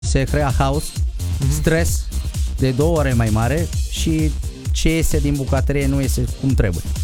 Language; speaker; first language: Romanian; non-native, fluent; Italian